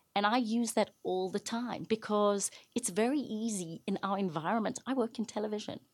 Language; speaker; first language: English; native; English